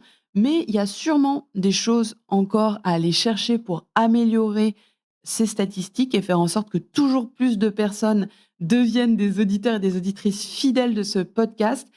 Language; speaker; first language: French; native; French